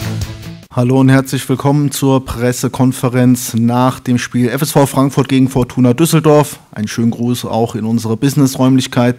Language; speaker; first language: German; native; German